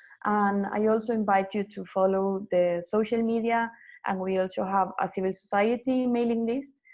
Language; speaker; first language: English; non-native, fluent; Spanish